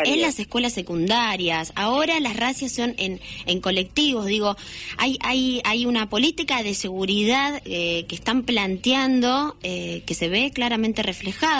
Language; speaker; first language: Spanish; native; Spanish